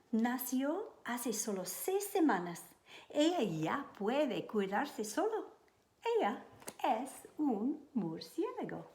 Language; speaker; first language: Spanish; non-native, learner; English